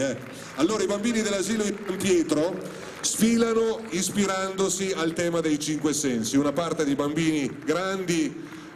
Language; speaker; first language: Italian; native; Italian